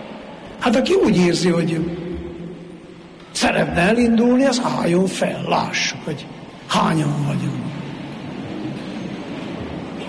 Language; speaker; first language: Hungarian; native; Hungarian